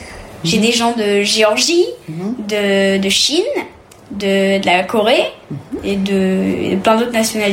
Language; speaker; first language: French; early bilingual, heritage; French